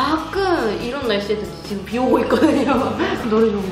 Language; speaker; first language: Korean; native; Korean